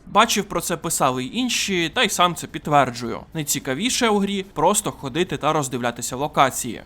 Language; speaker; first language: Ukrainian; native; Ukrainian